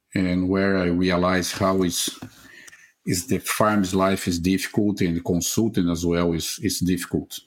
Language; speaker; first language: English; non-native, fluent; Portuguese